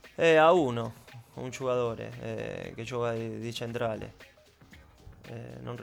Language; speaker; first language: Italian; non-native, learner; Spanish